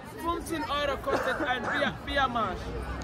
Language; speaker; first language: German; non-native, learner; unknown